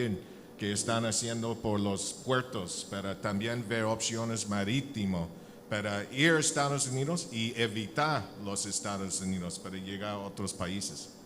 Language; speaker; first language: Spanish; non-native, learner; English